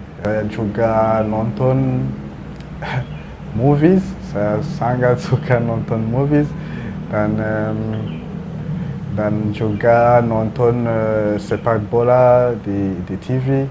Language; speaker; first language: Indonesian; non-native, learner; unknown